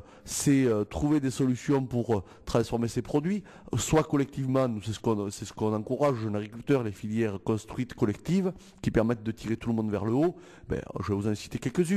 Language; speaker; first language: French; native; French